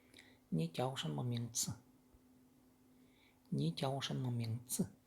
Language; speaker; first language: Chinese; non-native, learner; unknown